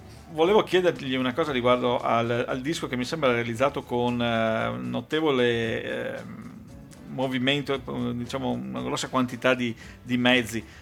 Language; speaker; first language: Italian; native; Italian